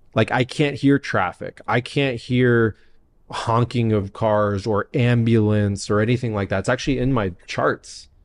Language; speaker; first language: English; native; English